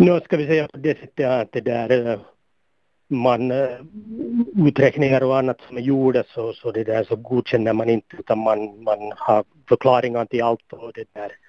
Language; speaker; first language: Swedish; native; Swedish